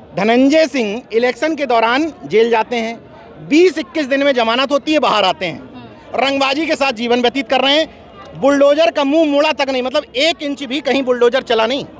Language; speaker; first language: Hindi; native; Hindi